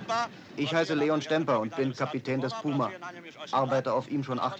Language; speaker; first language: German; native; German